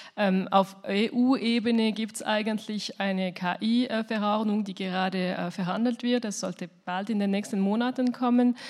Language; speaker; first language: German; non-native, fluent; French